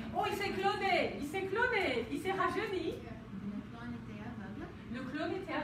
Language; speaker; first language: French; non-native, fluent; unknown